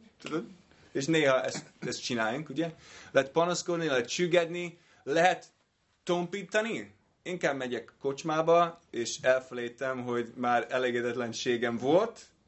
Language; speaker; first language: Hungarian; non-native, fluent; English